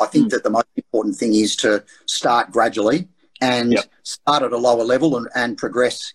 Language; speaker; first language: English; native; English